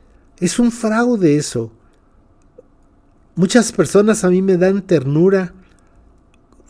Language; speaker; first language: Spanish; native; Spanish